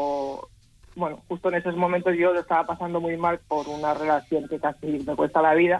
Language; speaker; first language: Spanish; native; Spanish